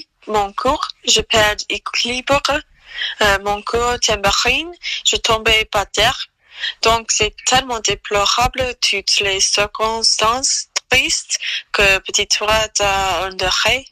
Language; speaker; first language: French; non-native, learner; English